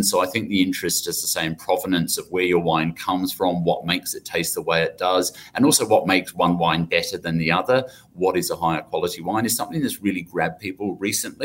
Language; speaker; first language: English; native; English